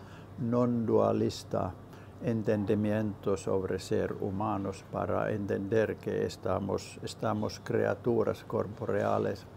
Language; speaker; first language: Spanish; non-native, learner; Finnish